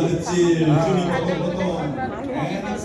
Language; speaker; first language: Indonesian; non-native, learner; Korean